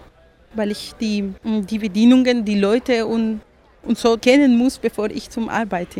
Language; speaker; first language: German; non-native, fluent; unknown